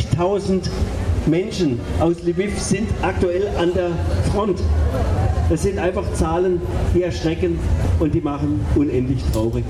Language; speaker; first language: German; native; German